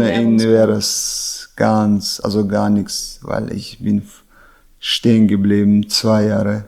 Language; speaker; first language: German; non-native, learner; Chechen